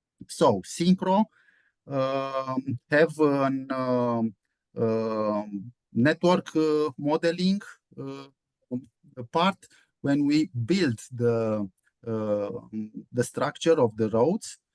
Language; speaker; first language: English; non-native, fluent; Romanian